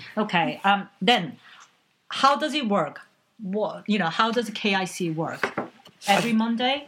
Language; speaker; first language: English; non-native, fluent; Korean